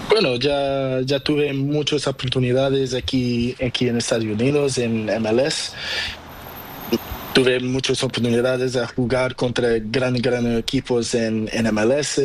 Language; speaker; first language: Spanish; non-native, learner; Portuguese